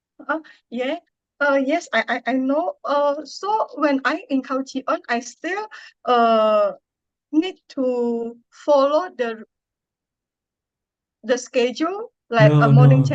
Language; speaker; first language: English; non-native, learner; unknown